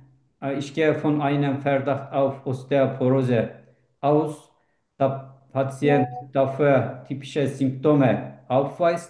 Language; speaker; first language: German; non-native, learner; Turkish